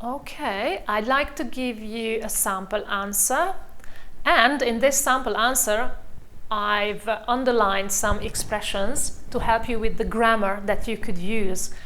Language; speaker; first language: English; non-native, fluent; Hungarian